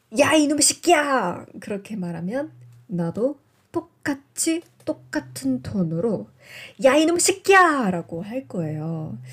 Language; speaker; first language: Korean; non-native, fluent; English